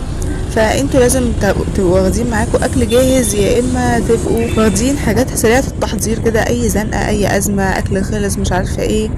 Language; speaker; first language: Arabic; native; Arabic